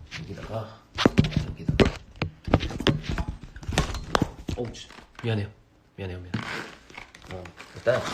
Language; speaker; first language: Korean; non-native, fluent; English